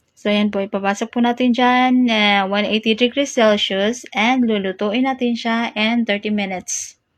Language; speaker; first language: Filipino; non-native, local second language; Cebuano